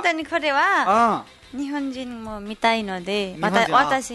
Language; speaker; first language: Japanese; non-native, learner; Nepali